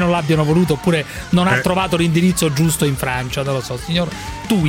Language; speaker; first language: Italian; native; Italian